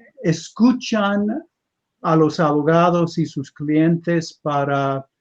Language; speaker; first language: Spanish; non-native, fluent; English